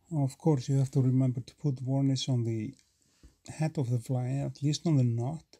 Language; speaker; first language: English; non-native, fluent; Icelandic